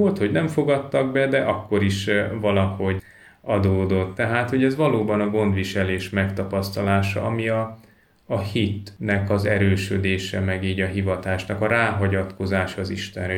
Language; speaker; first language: Hungarian; native; Hungarian